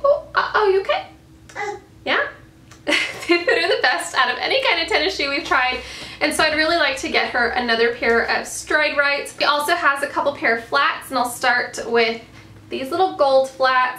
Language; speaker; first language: English; native; English